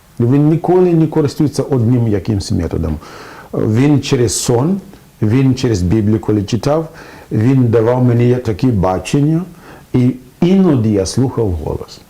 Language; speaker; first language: Ukrainian; non-native, fluent; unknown